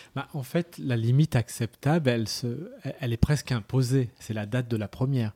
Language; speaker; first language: French; early bilingual, other home language; Arabic